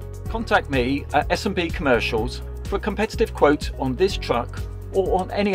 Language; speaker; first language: English; native; English